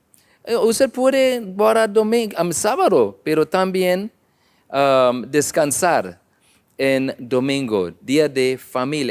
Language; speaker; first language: Spanish; non-native, learner; English